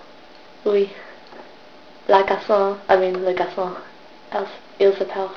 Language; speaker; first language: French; non-native, learner; English